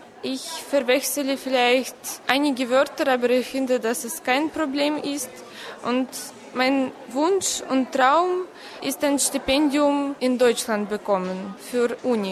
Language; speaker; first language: German; non-native, fluent; Russian